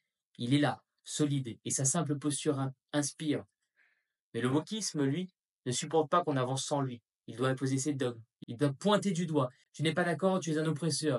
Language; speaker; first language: French; native; French